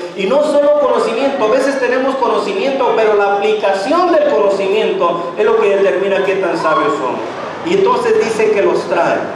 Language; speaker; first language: Spanish; native; Spanish